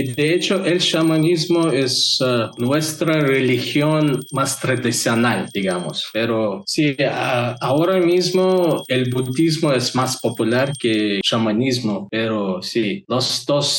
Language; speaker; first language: Spanish; non-native, learner; Mongolian